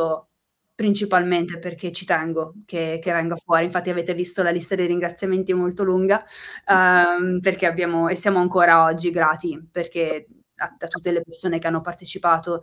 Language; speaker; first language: Italian; native; Italian